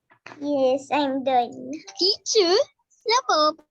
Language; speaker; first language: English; non-native, local second language; Malay